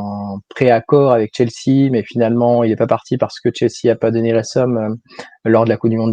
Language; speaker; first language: French; native; French